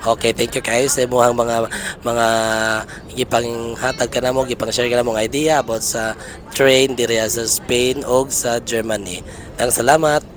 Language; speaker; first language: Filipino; non-native, local second language; Cebuano